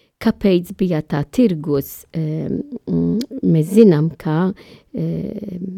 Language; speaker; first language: Latvian; non-native, learner; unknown